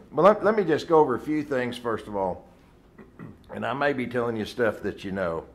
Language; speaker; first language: English; native; English